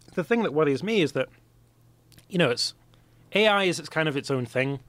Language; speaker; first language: English; native; English